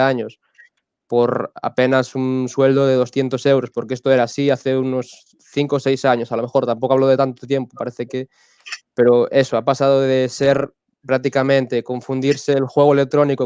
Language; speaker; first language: Spanish; native; Spanish